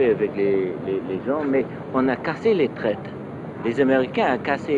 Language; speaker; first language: French; non-native, fluent; English